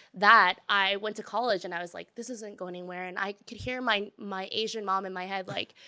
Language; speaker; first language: English; native; English